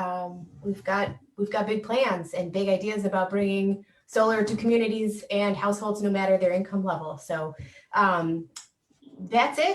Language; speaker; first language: English; native; English